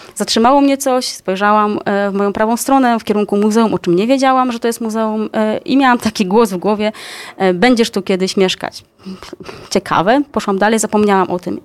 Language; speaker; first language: Polish; native; Polish